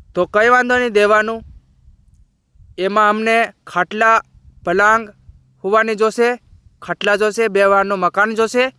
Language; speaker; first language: Gujarati; non-native, local second language; Bhili